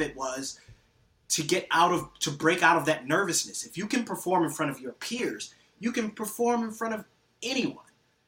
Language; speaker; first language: English; native; English